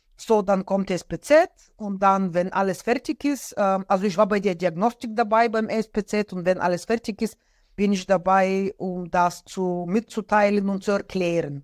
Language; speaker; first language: German; non-native, fluent; Bulgarian